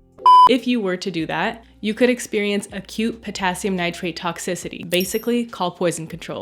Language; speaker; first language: English; native; English